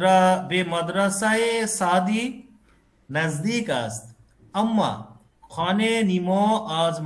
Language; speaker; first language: Persian; non-native, learner; Bangla